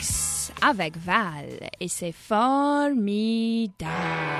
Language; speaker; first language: French; native; French